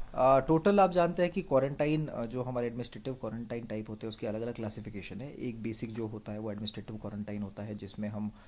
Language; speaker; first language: Hindi; non-native, local second language; Marathi